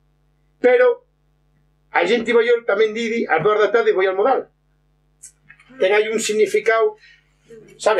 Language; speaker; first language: Spanish; non-native, local second language; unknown